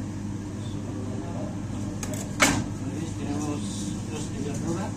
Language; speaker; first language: Spanish; non-native, learner; Filipino